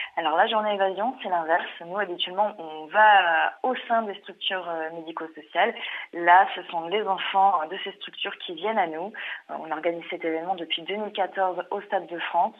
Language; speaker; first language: French; native; French